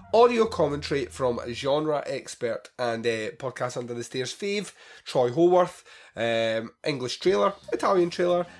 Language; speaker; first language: English; native; English